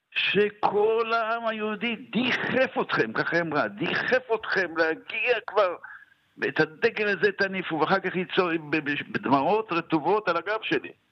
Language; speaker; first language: Hebrew; native; Hebrew